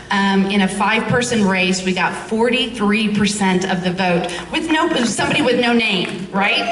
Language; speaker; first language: English; native; English